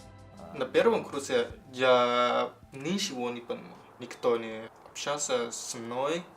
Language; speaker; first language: Russian; non-native, fluent; Thai